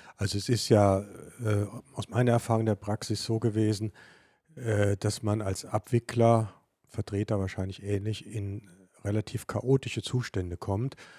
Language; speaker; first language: German; native; German